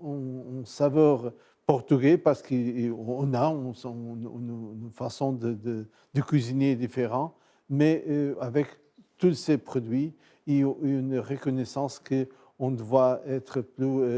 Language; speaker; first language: French; non-native, fluent; Portuguese